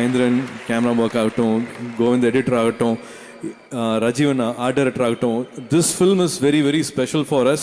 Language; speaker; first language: Tamil; native; Tamil